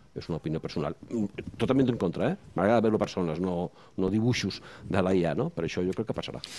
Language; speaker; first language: Catalan; non-native, local second language; Spanish